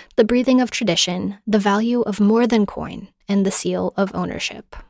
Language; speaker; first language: English; native; English